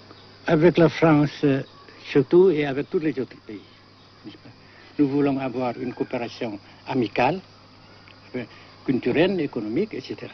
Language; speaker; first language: French; non-native, fluent; Vietnamese